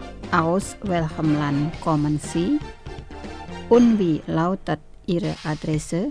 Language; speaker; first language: German; non-native, fluent; Indonesian